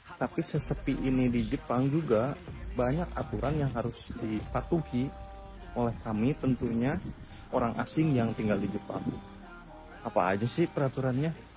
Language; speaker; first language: Indonesian; native; Indonesian